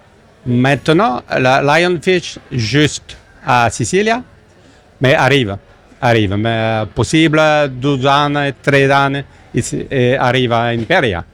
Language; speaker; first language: Italian; non-native, learner; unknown